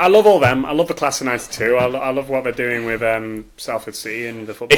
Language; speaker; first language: English; native; English